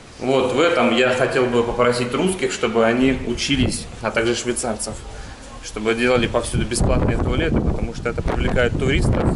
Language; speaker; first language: Russian; native; Russian